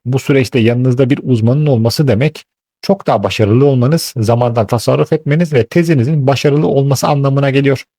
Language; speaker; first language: Turkish; native; Turkish